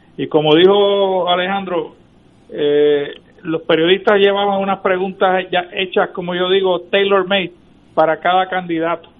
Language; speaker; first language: Spanish; native; Spanish